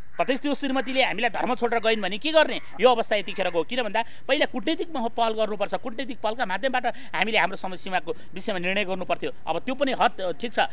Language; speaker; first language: Nepali; native; Nepali